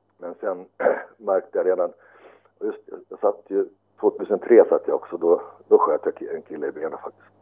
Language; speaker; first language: Swedish; early bilingual, other home language; Finnish